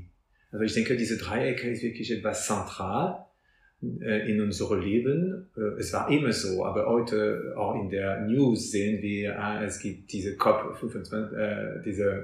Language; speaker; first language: German; non-native, fluent; French